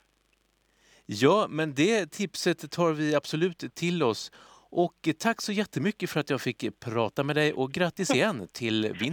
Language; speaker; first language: Swedish; native; Swedish